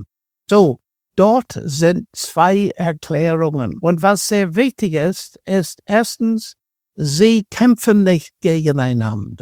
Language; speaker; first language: German; non-native, fluent; English